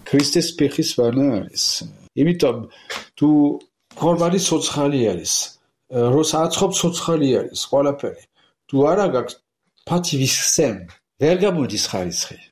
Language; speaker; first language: Georgian; non-native, learner; French